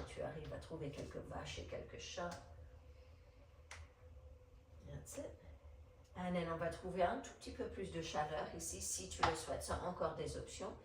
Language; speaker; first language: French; non-native, fluent; English